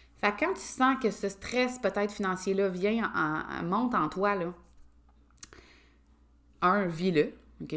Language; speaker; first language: French; native; French